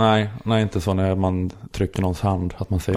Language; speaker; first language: Swedish; native; Swedish